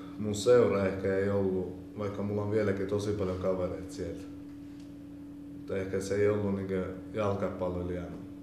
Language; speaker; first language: Finnish; early bilingual, other home language; Albanian